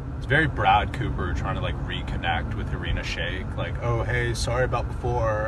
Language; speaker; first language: English; native; English